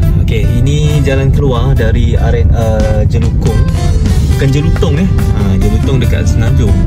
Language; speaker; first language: Malay; native; Malay